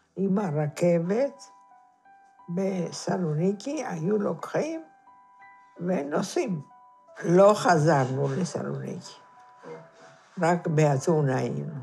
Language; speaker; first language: Hebrew; non-native, fluent; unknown